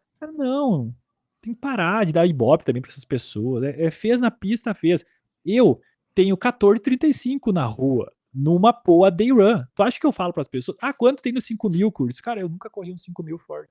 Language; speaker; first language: Portuguese; native; Portuguese